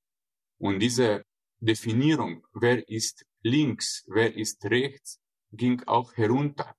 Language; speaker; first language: German; non-native, fluent; Slovenian